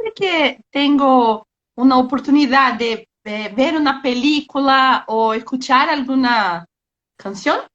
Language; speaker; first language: Spanish; non-native, learner; Portuguese